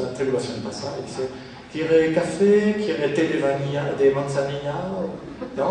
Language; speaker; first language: Spanish; non-native, fluent; French